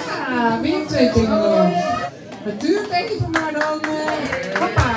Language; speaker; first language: Dutch; native; Dutch